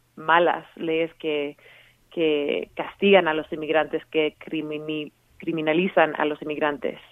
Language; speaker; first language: Spanish; early bilingual, heritage; Spanish